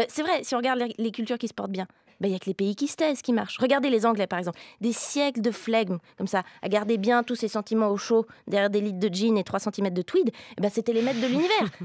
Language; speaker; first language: French; native; French